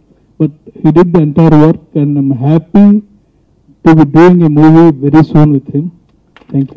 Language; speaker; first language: Telugu; native; Telugu